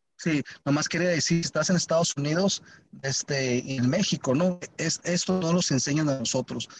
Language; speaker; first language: Spanish; early bilingual, heritage; Spanish